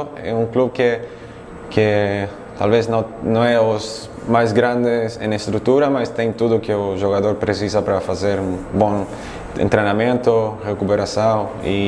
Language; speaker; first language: Portuguese; non-native, fluent; Spanish